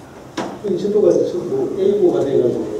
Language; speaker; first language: Japanese; non-native, learner; Korean